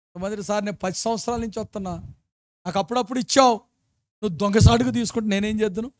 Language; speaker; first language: Telugu; early bilingual, other home language; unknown